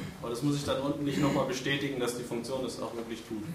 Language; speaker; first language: German; native; German